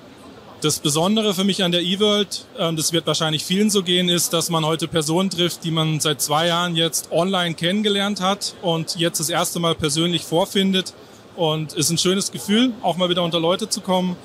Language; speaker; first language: German; native; German